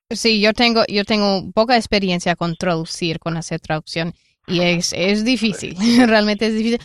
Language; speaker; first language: Spanish; non-native, fluent; English